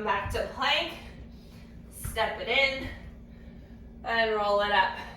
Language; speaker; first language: English; native; English